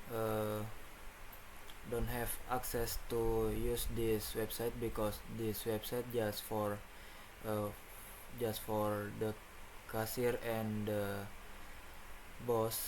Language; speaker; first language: English; non-native, learner; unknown